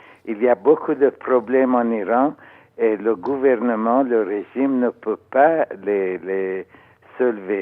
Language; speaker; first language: French; non-native, learner; Persian